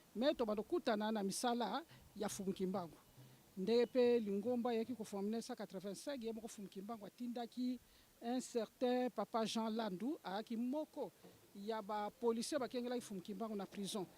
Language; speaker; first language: Lingala; non-native, local second language; Kongo